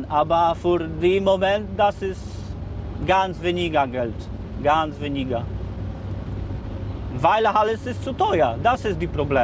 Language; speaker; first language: German; non-native, learner; Polish